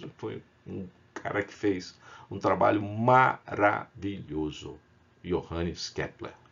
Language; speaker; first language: Portuguese; native; Portuguese